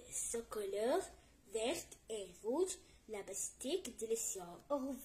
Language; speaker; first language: French; non-native, learner; Arabic